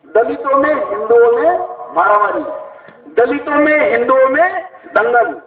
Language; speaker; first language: Hindi; non-native, local second language; Marathi